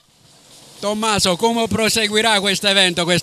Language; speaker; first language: Italian; native; Italian